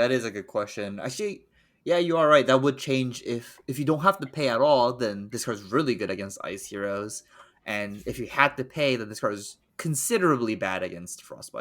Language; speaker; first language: English; native; English